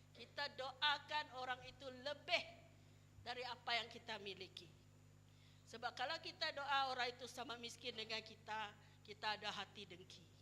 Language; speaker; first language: Malay; non-native, local second language; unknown